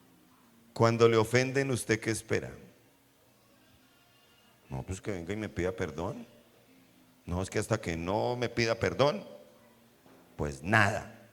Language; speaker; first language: Spanish; native; Spanish